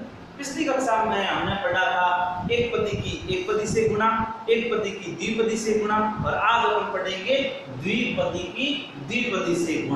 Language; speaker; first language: Hindi; native; Hindi